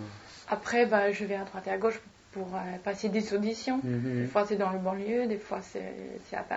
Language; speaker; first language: French; non-native, fluent; Swedish